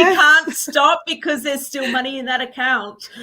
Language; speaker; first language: English; native; English